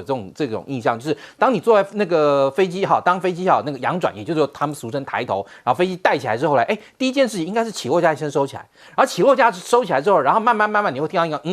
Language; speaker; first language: Chinese; native; Chinese